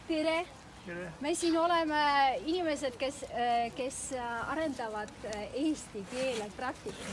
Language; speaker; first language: Estonian; non-native, local second language; Russian